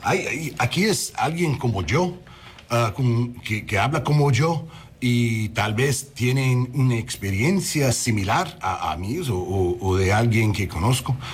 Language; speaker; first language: Spanish; early bilingual, heritage; English